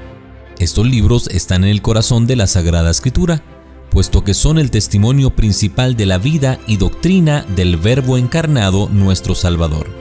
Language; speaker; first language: Spanish; native; Spanish